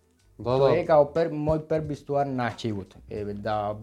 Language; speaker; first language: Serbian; non-native, learner; Spanish